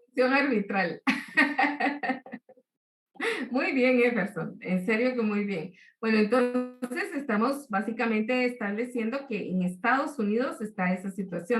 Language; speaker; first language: Spanish; native; Spanish